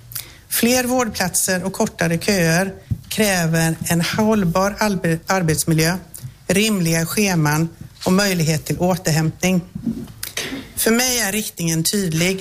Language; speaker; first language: Swedish; native; Swedish